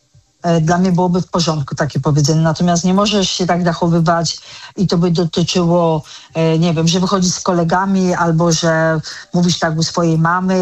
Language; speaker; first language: Polish; native; Polish